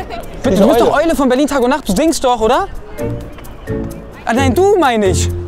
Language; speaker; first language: German; native; German